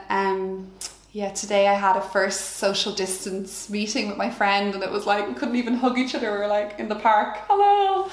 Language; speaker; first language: English; native; English